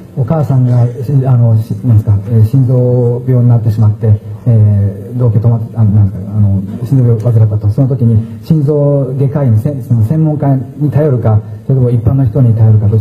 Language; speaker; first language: Japanese; native; Japanese